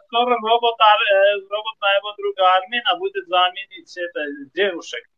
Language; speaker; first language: Russian; non-native, fluent; Armenian